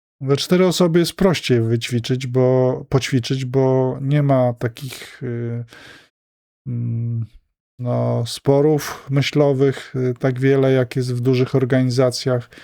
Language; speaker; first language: Polish; native; Polish